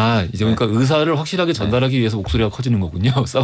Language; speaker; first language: Korean; native; Korean